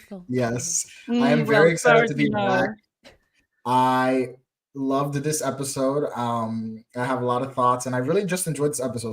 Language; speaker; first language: English; native; English